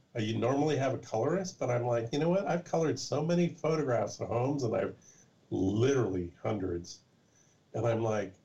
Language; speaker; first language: English; native; English